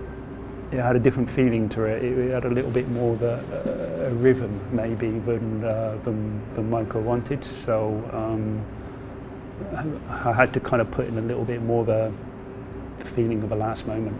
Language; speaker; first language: English; native; English